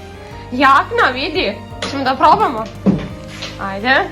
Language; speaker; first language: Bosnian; early bilingual, heritage; Serbian